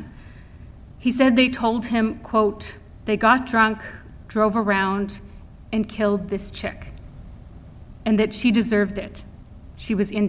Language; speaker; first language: English; native; English